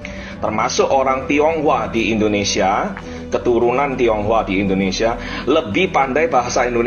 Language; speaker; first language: Indonesian; native; Indonesian